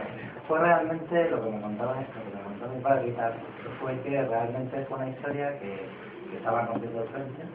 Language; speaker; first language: Spanish; native; Spanish